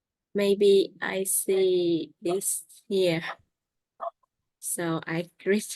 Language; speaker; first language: English; non-native, learner; Vietnamese